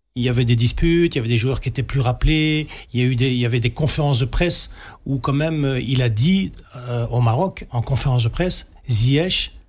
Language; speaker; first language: French; native; French